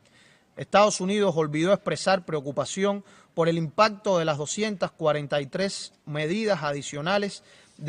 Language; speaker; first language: Spanish; native; Spanish